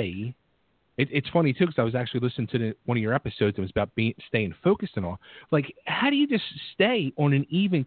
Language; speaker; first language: English; native; English